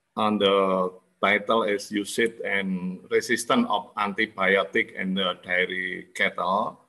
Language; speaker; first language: English; non-native, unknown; Indonesian